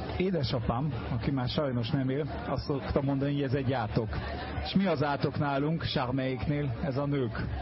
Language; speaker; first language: Hungarian; early bilingual, heritage; French